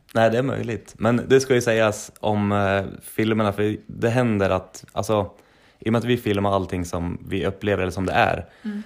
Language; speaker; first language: Swedish; native; Swedish